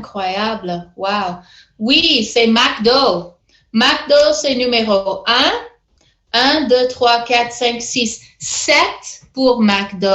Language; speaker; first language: French; non-native, fluent; English